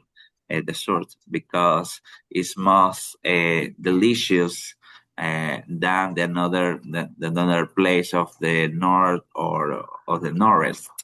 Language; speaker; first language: English; non-native, learner; Spanish